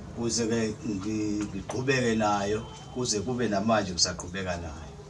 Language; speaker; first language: Zulu; native; Zulu